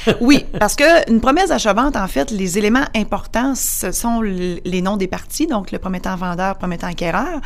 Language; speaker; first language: French; native; French